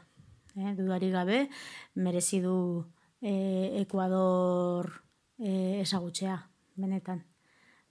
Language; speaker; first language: Basque; non-native, local second language; Spanish